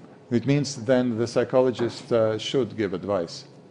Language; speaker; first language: English; non-native, fluent; Latvian